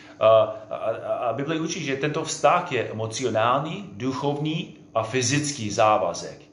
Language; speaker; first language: Czech; non-native, fluent; English